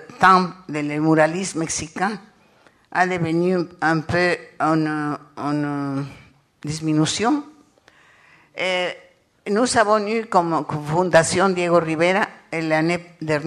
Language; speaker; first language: French; non-native, learner; Spanish